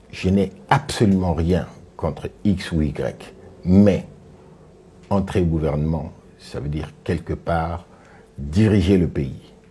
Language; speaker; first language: French; non-native, local second language; Sango